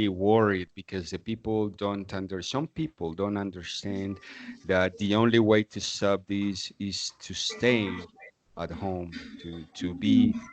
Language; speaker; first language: English; non-native, fluent; Spanish